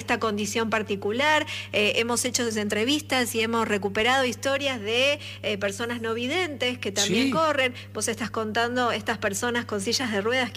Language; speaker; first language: Spanish; native; Spanish